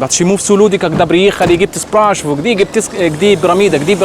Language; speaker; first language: Russian; non-native, learner; Arabic